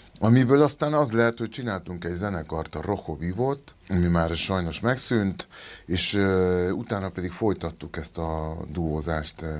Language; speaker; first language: Hungarian; early bilingual, other home language; Spanish